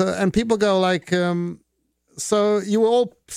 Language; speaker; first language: English; native; English